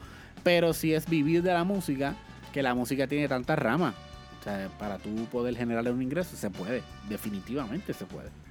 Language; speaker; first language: Spanish; native; Spanish